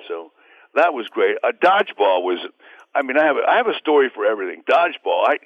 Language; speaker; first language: English; native; English